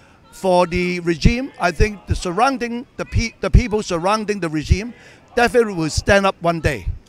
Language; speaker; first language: English; non-native, local second language; Cantonese